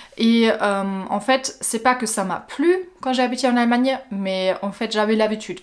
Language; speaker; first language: French; non-native, fluent; German